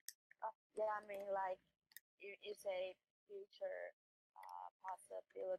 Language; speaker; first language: English; non-native, learner; Chinese